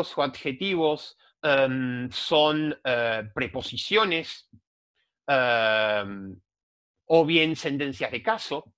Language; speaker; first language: Spanish; native; Spanish